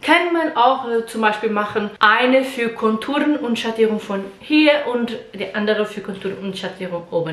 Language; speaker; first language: German; non-native, learner; Portuguese